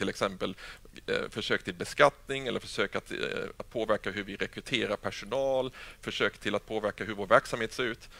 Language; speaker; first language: Swedish; native; Swedish